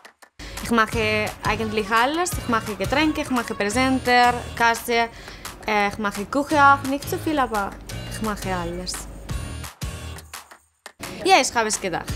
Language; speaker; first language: German; non-native, learner; Spanish